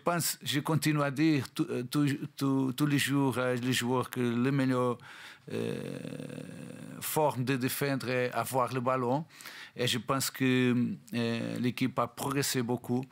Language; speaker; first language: French; non-native, learner; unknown